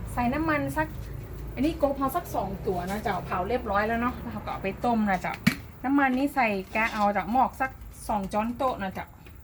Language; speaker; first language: Thai; native; Thai